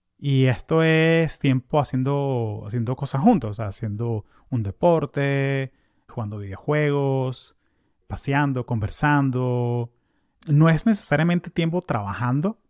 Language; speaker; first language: Spanish; native; Spanish